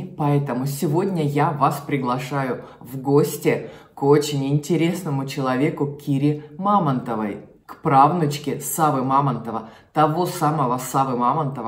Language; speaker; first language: Russian; native; Russian